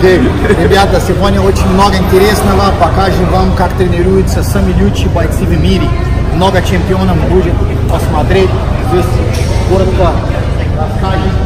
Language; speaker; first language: Russian; non-native, learner; Portuguese